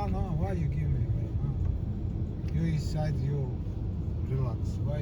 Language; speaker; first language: English; non-native, learner; Azerbaijani